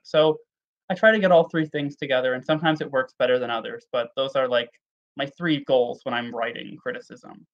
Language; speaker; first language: English; native; English